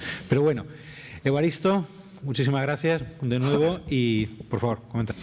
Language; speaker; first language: Spanish; native; Spanish